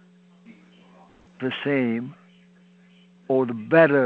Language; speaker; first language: English; non-native, learner; Italian